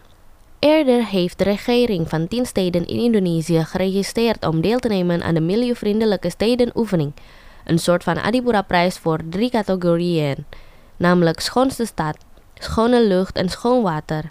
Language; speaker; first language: Dutch; non-native, fluent; Indonesian